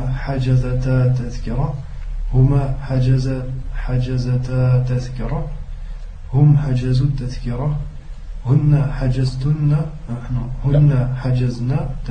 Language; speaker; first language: Arabic; non-native, learner; French